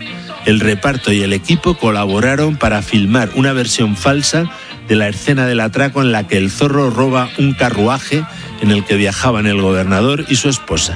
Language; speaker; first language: Spanish; native; Spanish